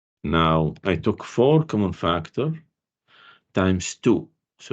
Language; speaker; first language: English; non-native, fluent; Arabic